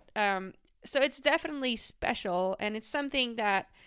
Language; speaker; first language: English; non-native, fluent; French